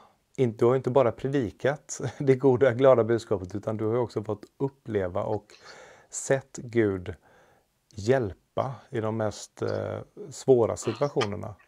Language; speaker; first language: Swedish; native; Swedish